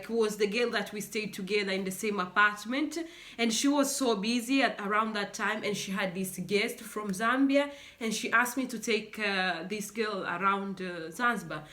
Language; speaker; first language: English; non-native, local second language; Swahili